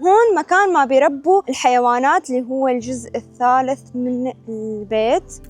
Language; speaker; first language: Arabic; native; Arabic